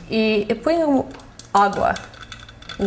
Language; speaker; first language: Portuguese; early bilingual, heritage; Portuguese